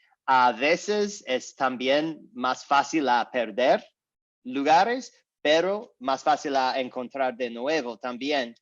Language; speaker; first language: Spanish; non-native, learner; English